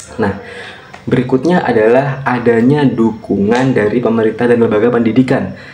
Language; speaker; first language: Indonesian; native; Indonesian